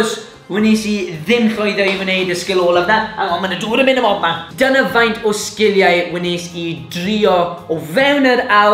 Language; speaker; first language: Welsh; native; Welsh